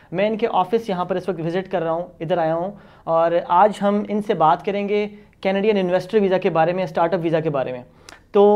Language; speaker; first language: Urdu; native; Urdu